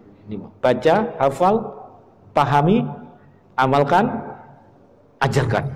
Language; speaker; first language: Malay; non-native, local second language; Javanese